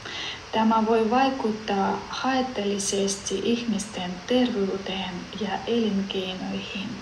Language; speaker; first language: Finnish; non-native, learner; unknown